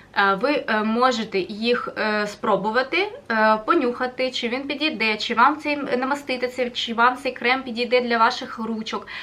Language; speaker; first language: Ukrainian; native; Ukrainian